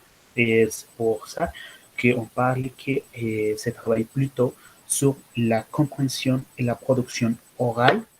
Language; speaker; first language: French; non-native, learner; Spanish